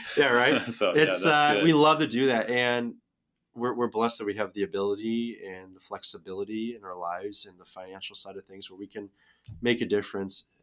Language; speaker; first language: English; native; English